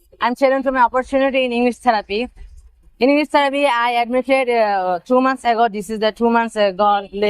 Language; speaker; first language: English; non-native, learner; Bangla